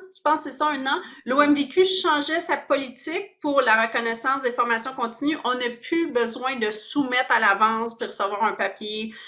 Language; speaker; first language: French; native; French